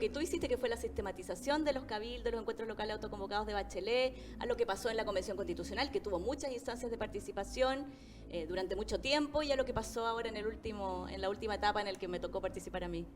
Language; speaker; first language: Spanish; native; Spanish